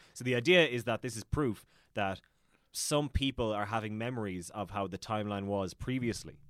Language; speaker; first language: English; native; English